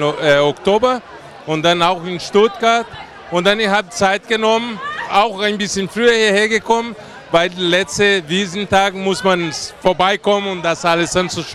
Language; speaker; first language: German; non-native, fluent; Portuguese